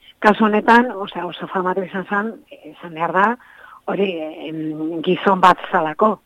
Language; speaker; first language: Basque; non-native, local second language; Spanish